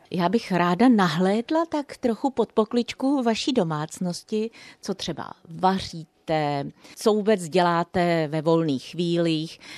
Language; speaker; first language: Czech; native; Czech